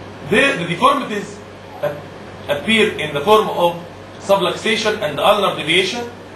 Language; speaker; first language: English; non-native, fluent; Arabic